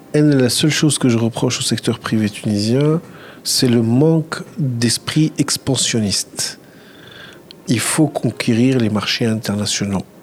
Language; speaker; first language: French; non-native, local second language; Arabic